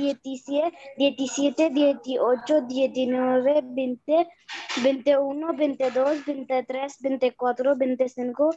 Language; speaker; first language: Spanish; non-native, learner; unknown